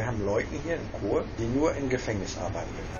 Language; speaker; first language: German; non-native, fluent; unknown